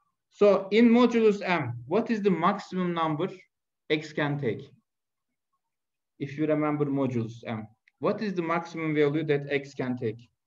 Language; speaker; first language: English; non-native, fluent; Turkish